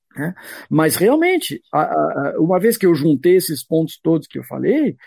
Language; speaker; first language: Portuguese; non-native, fluent; French